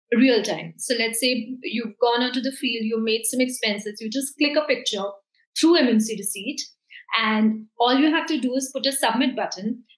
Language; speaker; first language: English; non-native, local second language; Hindi